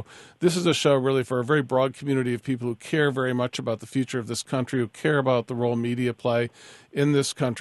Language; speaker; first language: English; native; English